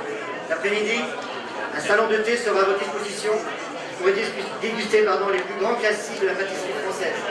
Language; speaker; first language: French; native; French